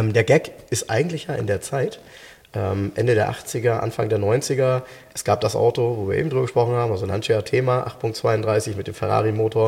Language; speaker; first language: German; native; German